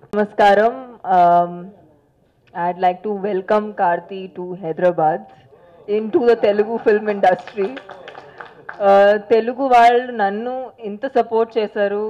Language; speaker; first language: Telugu; non-native, local second language; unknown